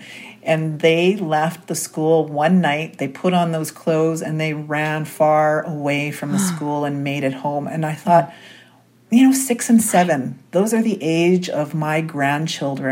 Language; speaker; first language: English; native; English